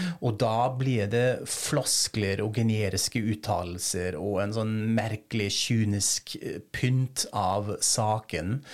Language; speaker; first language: Norwegian; non-native, fluent; German